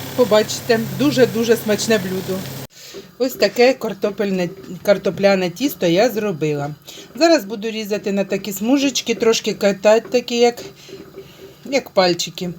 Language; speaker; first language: Ukrainian; non-native, local second language; Russian